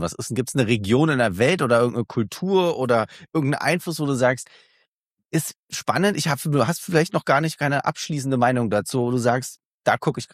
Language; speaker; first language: German; native; German